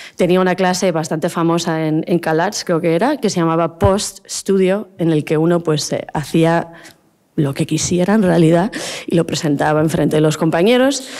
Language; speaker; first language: Spanish; native; Spanish